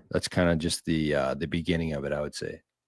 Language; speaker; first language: English; native; English